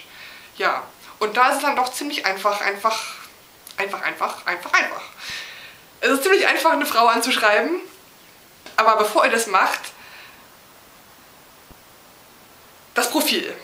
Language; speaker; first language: German; native; German